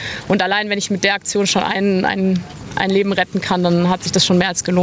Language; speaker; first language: German; native; German